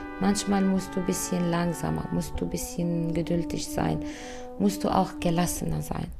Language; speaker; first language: German; non-native, fluent; Arabic